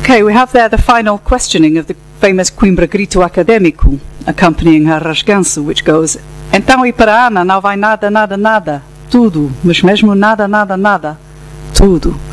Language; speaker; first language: Portuguese; non-native, fluent; English